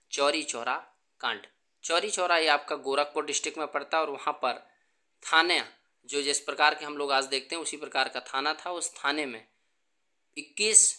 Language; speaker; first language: Hindi; native; Hindi